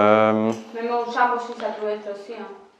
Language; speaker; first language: French; native; French